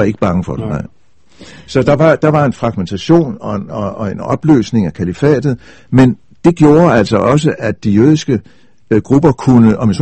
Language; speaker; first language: Danish; native; Danish